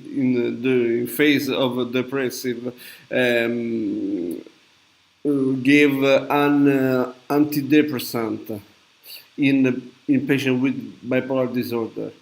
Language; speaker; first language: English; non-native, learner; Italian